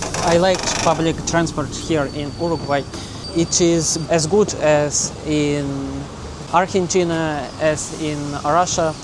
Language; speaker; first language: English; non-native, learner; Russian